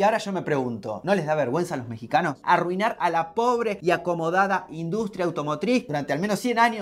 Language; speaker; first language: Spanish; native; Spanish